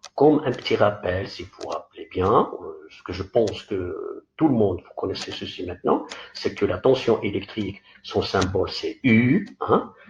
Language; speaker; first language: French; non-native, local second language; Arabic